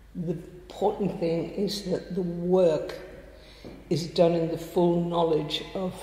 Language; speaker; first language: English; native; English